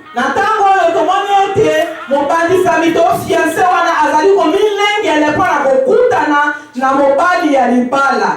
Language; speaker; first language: Lingala; native; Lingala